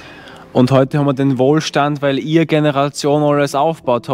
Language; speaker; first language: German; native; German